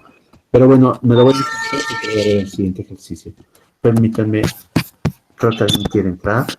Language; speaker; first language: Spanish; native; Spanish